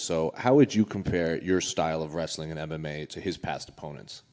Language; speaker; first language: English; native; English